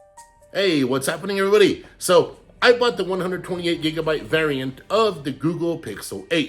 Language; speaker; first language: English; native; English